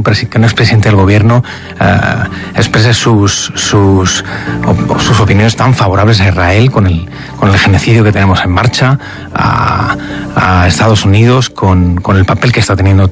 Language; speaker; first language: Spanish; native; Spanish